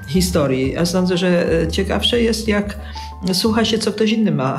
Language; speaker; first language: Polish; native; Polish